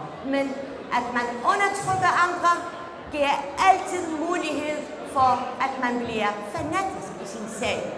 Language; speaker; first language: Danish; non-native, fluent; Central Kurdish